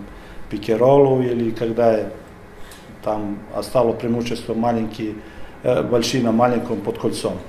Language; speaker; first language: Russian; non-native, learner; Serbian